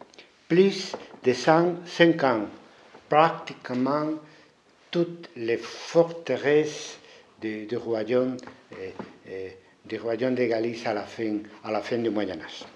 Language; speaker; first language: French; non-native, fluent; Spanish